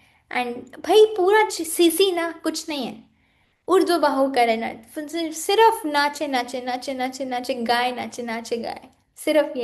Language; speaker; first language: Hindi; native; Hindi